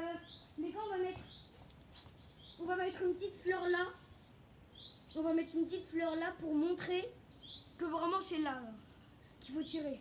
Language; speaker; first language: French; native; French